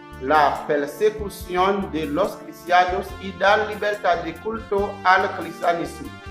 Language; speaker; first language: Spanish; non-native, learner; Haitian Creole